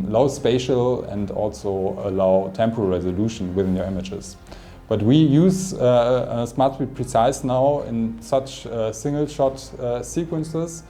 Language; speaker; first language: English; non-native, fluent; German